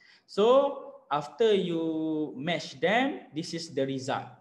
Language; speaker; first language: English; non-native, local second language; Malay